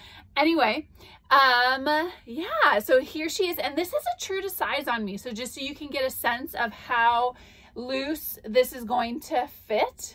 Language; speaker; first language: English; native; English